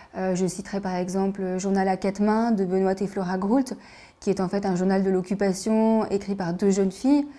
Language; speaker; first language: French; native; French